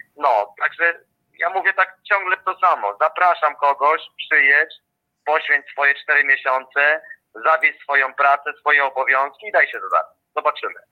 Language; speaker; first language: Polish; native; Polish